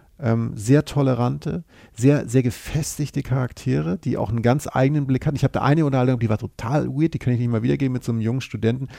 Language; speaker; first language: German; native; German